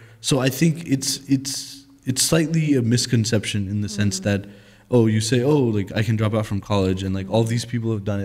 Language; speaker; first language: English; early bilingual, other home language; Nepali